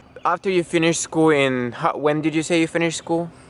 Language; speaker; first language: English; non-native, fluent; Bulgarian